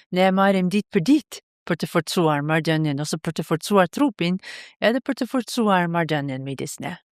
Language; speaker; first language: Albanian; non-native, fluent; Norwegian